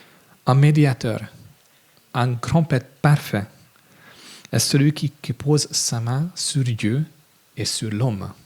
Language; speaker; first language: French; non-native, fluent; English